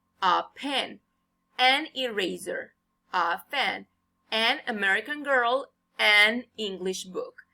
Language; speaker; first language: English; non-native, fluent; Spanish